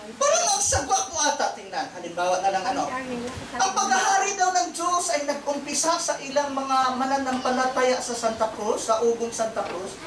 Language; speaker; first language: Filipino; non-native, local second language; Cebuano